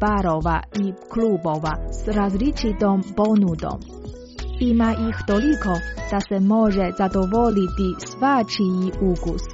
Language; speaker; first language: Croatian; native; Croatian